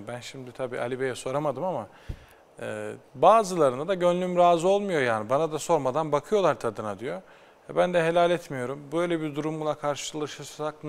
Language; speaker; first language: Turkish; native; Turkish